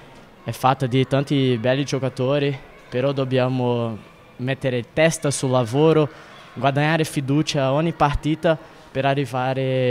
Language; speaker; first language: Italian; non-native, fluent; Portuguese